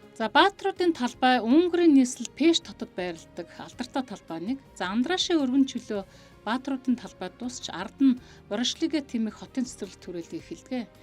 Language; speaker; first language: Mongolian; native; Mongolian